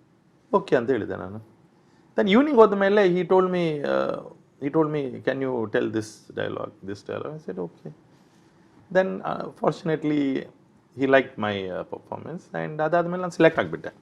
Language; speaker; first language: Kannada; non-native, local second language; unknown